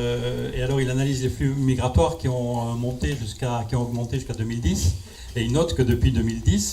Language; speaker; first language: French; native; French